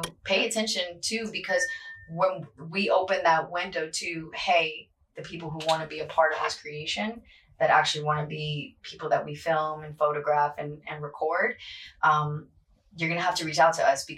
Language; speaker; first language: English; early bilingual, other home language; Spanish